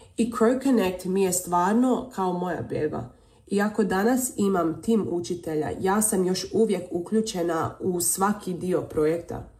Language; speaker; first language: Serbian; early bilingual, heritage; Croatian